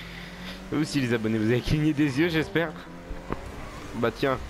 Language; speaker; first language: French; native; French